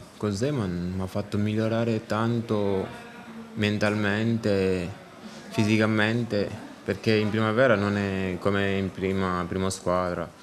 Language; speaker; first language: Italian; non-native, fluent; Wolof